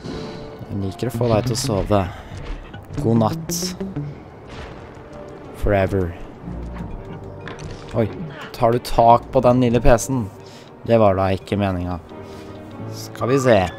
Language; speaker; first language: Norwegian; native; Norwegian